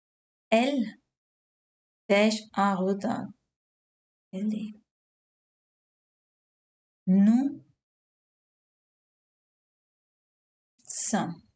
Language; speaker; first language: French; non-native, learner; Urdu